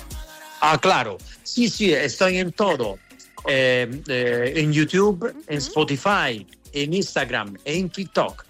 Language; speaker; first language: Spanish; non-native, learner; Italian